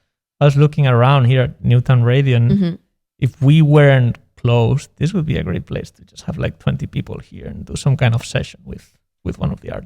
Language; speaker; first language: English; non-native, fluent; Spanish